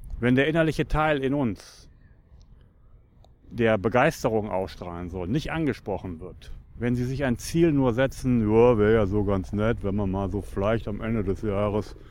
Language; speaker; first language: German; native; German